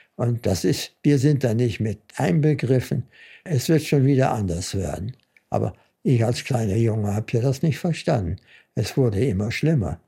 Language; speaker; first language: German; native; German